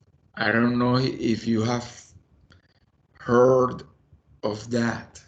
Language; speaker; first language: English; non-native, fluent; Spanish